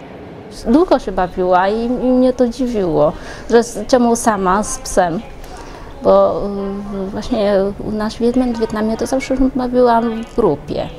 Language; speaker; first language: Polish; early bilingual, other home language; Vietnamese